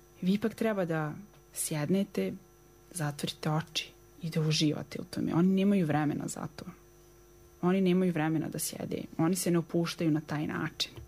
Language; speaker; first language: Croatian; native; Croatian